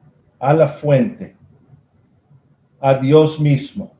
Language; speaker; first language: Spanish; non-native, fluent; English